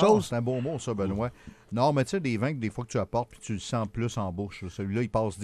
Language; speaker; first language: French; native; French